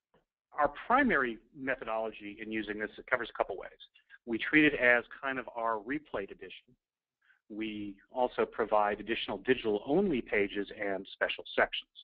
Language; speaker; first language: English; native; English